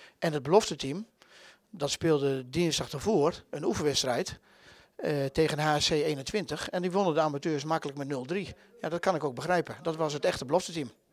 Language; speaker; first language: Dutch; native; Dutch